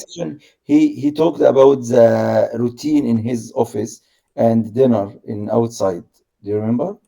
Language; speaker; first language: English; non-native, learner; Arabic